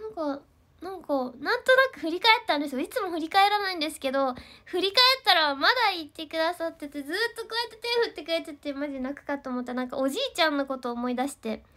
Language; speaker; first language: Japanese; native; Japanese